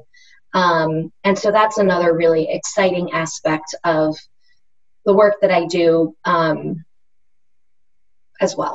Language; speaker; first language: English; native; English